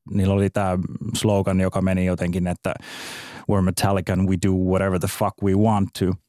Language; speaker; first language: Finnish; native; Finnish